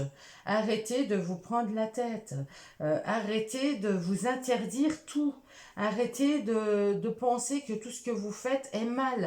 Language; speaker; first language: French; native; French